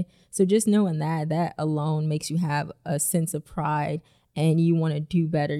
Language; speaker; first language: English; native; English